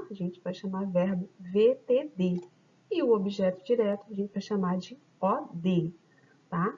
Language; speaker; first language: Portuguese; native; Portuguese